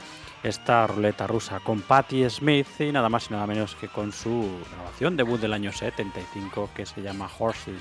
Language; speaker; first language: Spanish; native; Spanish